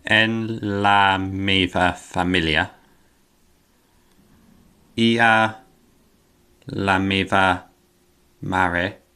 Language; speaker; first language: Catalan; non-native, learner; English